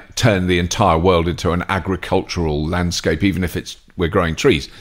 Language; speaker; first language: English; native; English